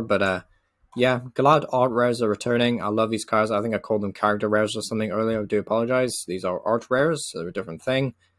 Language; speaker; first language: English; native; English